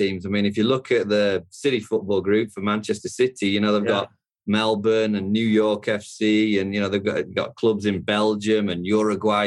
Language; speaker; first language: English; native; English